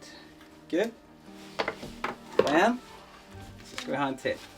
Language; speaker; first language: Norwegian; native; Norwegian